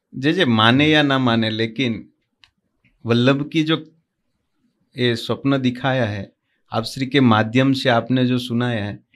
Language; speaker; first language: Hindi; non-native, local second language; Gujarati